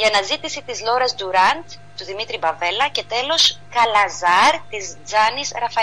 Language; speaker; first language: Greek; native; Greek